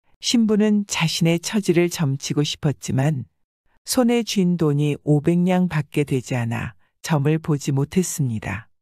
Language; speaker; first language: Korean; native; Korean